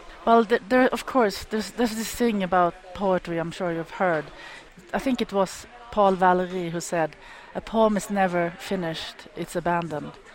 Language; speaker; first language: English; non-native, fluent; Swedish